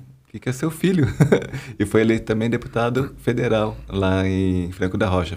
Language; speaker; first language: Portuguese; native; Portuguese